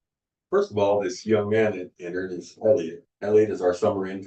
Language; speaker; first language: English; native; English